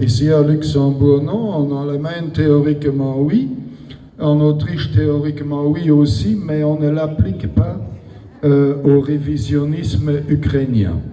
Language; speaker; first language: French; non-native, local second language; Luxembourgish